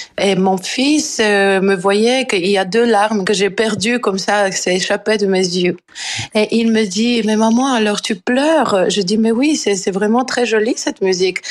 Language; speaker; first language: French; non-native, fluent; Bulgarian